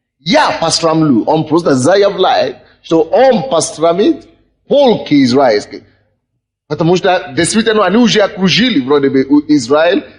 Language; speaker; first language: Russian; non-native, fluent; Yoruba